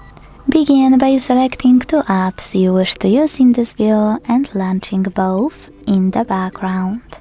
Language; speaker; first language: English; non-native, fluent; Polish